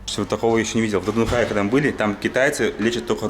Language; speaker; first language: Russian; native; Russian